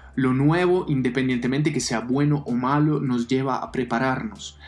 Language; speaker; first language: Spanish; non-native, fluent; Italian